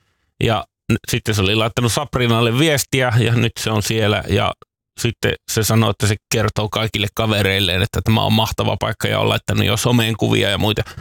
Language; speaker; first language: Finnish; native; Finnish